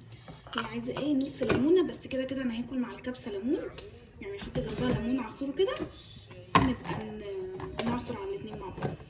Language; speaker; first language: Arabic; native; Arabic